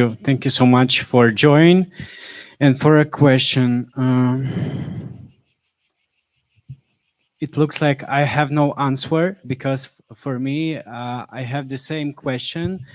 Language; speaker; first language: English; non-native, learner; Russian